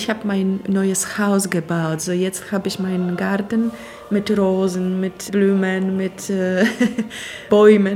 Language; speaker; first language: German; non-native, fluent; Polish